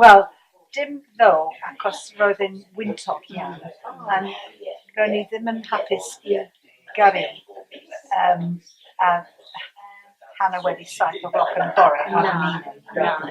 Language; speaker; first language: Welsh; non-native, learner; English